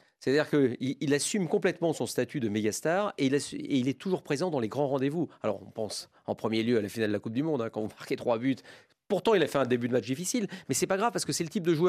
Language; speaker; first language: French; native; French